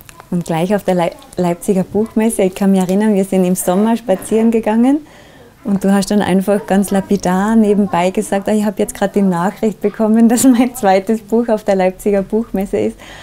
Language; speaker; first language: German; native; German